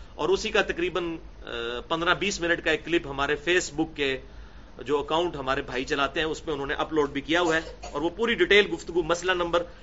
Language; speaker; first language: Urdu; native; Urdu